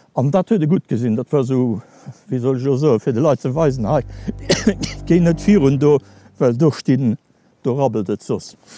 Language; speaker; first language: Luxembourgish; native; Luxembourgish